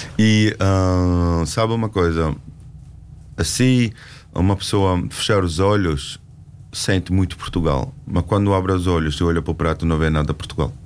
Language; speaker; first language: Portuguese; non-native, fluent; Georgian